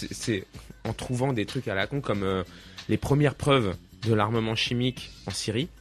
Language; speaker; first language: French; native; French